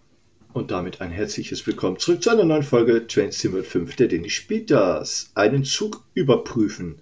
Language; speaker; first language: German; native; German